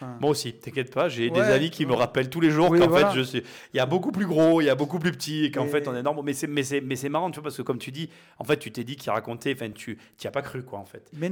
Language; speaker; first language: French; native; French